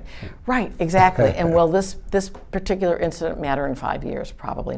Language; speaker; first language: English; native; English